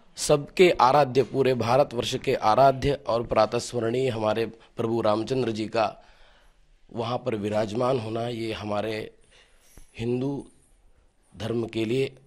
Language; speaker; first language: Hindi; native; Hindi